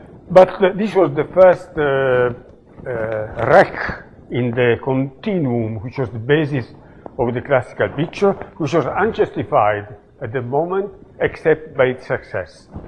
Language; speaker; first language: English; non-native, fluent; Italian